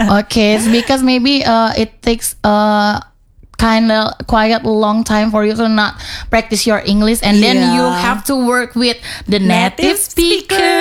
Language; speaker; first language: English; non-native, fluent; Indonesian